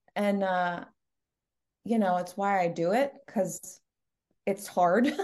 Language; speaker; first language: English; native; English